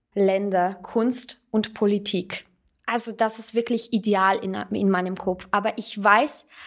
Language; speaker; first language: German; non-native, fluent; Russian